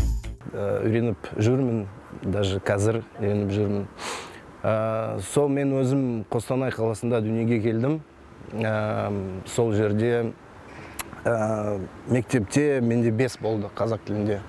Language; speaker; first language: Kazakh; non-native, local second language; Russian